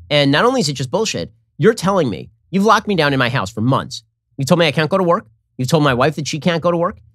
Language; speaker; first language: English; native; English